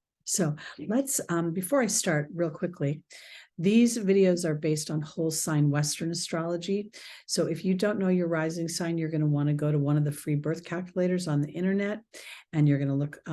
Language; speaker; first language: English; native; English